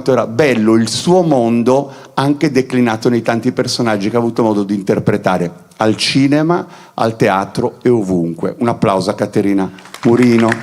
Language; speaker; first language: Italian; native; Italian